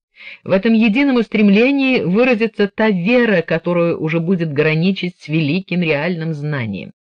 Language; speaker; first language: Russian; native; Russian